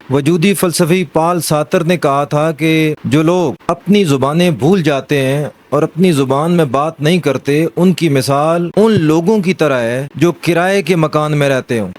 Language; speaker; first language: Urdu; non-native, local second language; Punjabi